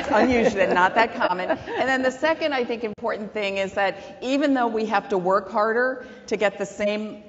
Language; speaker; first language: English; native; English